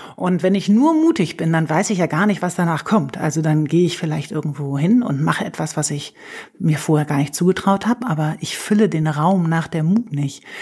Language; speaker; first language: German; native; German